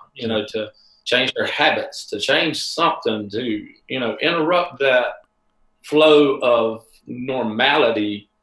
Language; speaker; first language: English; native; English